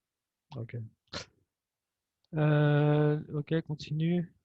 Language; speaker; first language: English; non-native, fluent; French